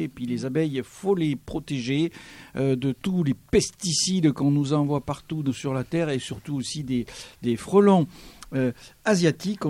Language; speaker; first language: French; native; French